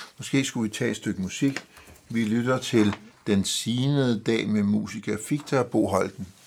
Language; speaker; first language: Danish; native; Danish